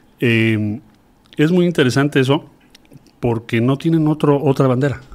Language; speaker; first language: Spanish; native; Spanish